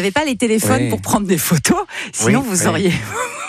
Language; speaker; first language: French; native; French